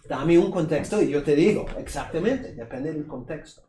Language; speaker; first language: Spanish; non-native, fluent; English